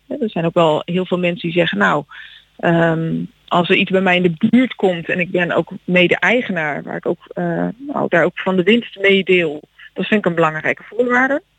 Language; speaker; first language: Dutch; native; Dutch